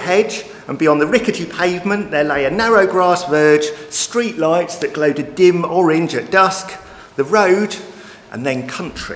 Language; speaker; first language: English; native; English